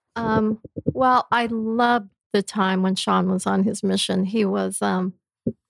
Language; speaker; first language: English; native; English